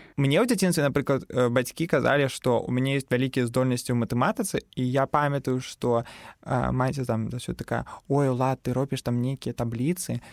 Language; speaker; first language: Belarusian; non-native, local second language; Russian